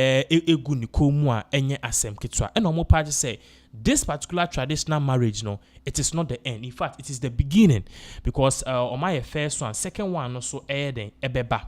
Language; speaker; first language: English; non-native, local second language; Akan